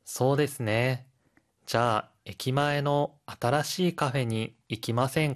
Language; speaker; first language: Japanese; non-native, fluent; Korean